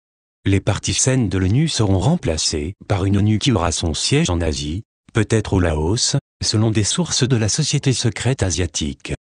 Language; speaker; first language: French; native; French